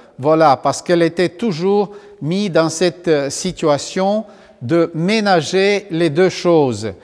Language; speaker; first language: French; non-native, fluent; Romanian